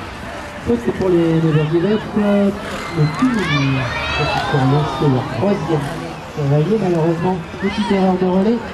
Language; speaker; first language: French; native; French